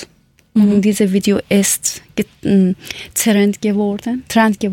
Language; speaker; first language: German; non-native, learner; Persian